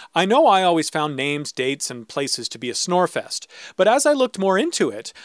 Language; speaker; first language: English; native; English